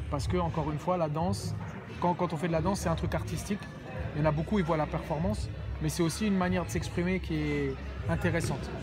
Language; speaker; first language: French; native; French